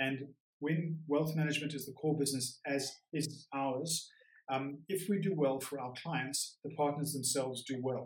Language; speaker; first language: English; native; English